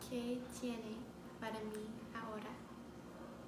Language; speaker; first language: Spanish; non-native, learner; English